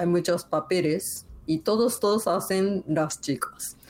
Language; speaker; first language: Spanish; non-native, learner; Japanese